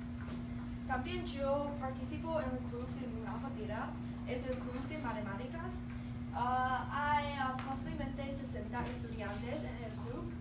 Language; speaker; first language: Spanish; non-native, learner; English